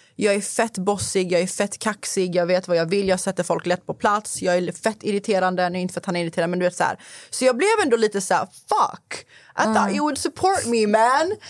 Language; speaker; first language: Swedish; early bilingual, other home language; Persian